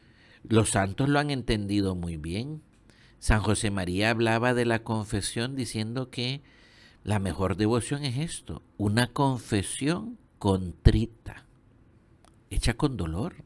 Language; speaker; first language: Spanish; native; Spanish